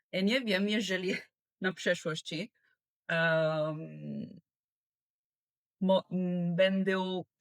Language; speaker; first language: Polish; non-native, learner; Italian